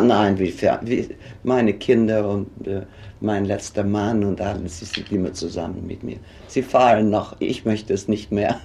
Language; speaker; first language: German; non-native, fluent; Swedish